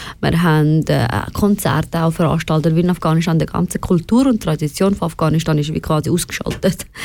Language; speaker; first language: German; early bilingual, other home language; Persian